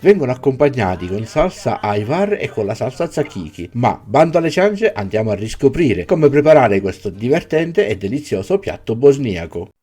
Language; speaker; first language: Italian; native; Italian